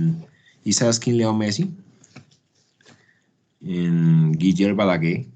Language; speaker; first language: English; non-native, learner; Spanish